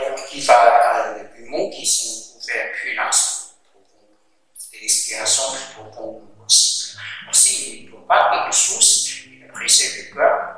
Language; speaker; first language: French; non-native, learner; Chinese